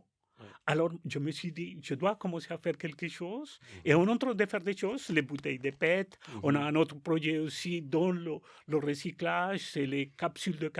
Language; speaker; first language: French; non-native, learner; Spanish